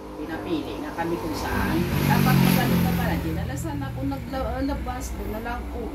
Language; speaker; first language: Filipino; non-native, local second language; Hiligaynon